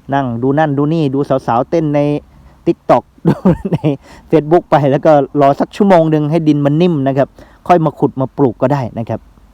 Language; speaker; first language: Thai; non-native, local second language; Northeastern Thai